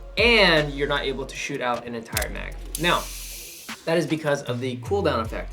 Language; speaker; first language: English; native; English